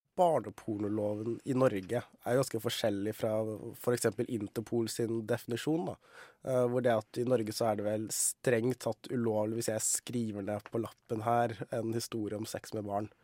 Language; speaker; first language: Norwegian; native; Norwegian